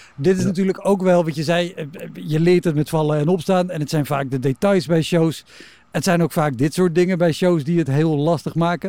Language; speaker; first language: Dutch; native; Dutch